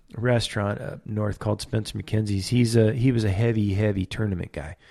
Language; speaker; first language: English; native; English